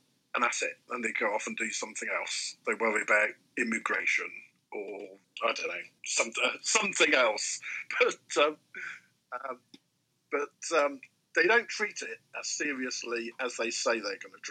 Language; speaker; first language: English; native; English